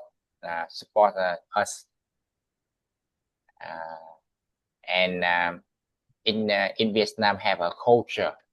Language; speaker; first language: English; non-native, learner; Vietnamese